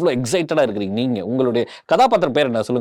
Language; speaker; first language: Tamil; native; Tamil